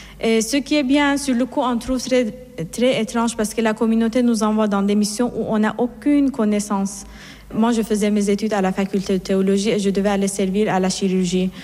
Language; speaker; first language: French; non-native, fluent; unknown